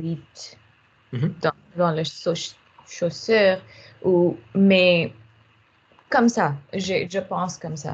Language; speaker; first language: French; non-native, learner; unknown